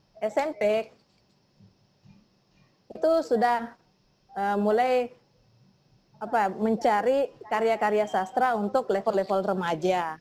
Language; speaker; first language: Indonesian; native; Indonesian